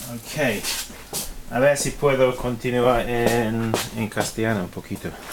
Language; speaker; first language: Spanish; non-native, fluent; English